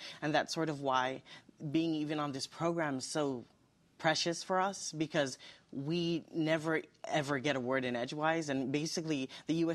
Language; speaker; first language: English; native; English